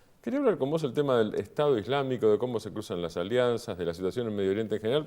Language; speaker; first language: Spanish; native; Spanish